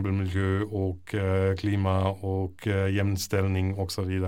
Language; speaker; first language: Norwegian; non-native, fluent; German